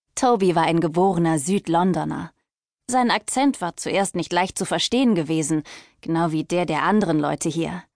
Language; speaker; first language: German; native; German